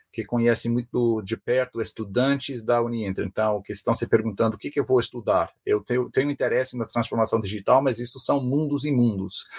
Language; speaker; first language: Portuguese; non-native, fluent; English